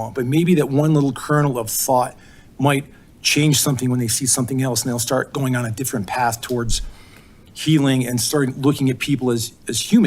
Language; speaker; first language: English; native; English